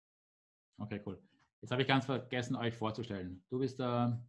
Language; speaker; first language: German; native; German